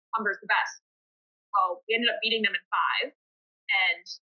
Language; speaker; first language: English; native; English